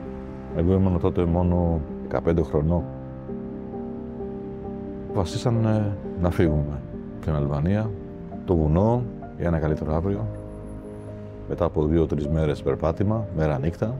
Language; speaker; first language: Greek; non-native, fluent; Albanian